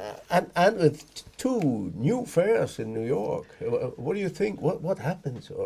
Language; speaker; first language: English; non-native, fluent; Dutch